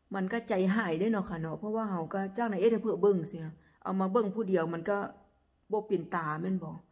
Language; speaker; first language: Northeastern Thai; non-native, local second language; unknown